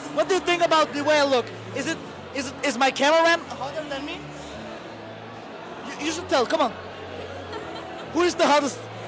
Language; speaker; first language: English; non-native, learner; Danish